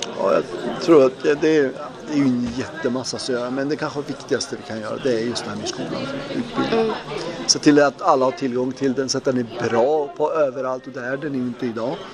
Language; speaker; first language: Swedish; early bilingual, other home language; Turoyo